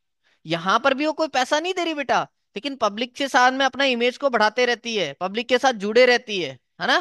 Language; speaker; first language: Hindi; native; Hindi